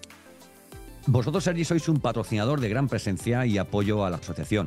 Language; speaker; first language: Spanish; native; Spanish